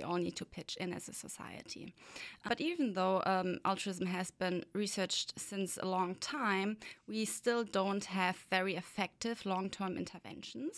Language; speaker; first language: English; non-native, fluent; German